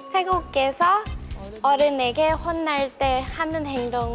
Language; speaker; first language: Korean; non-native, learner; Thai